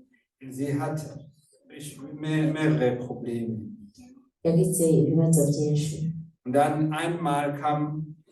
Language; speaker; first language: German; non-native, fluent; Rundi